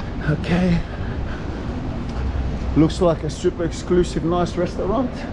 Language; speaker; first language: English; native; English